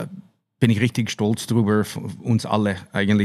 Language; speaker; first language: German; non-native, fluent; English